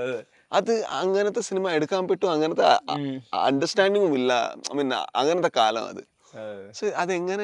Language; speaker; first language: Malayalam; non-native, learner; Kannada